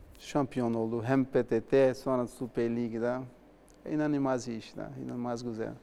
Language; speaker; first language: Turkish; non-native, learner; Portuguese